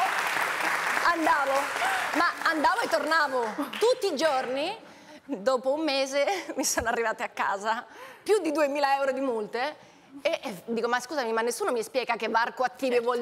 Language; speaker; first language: Italian; non-native, fluent; Spanish